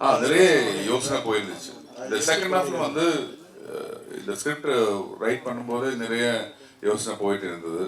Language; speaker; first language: Tamil; non-native, learner; Malayalam